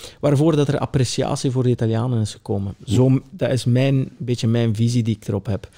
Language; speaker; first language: Dutch; early bilingual, other home language; Italian